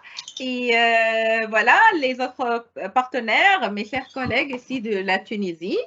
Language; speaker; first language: French; non-native, local second language; Arabic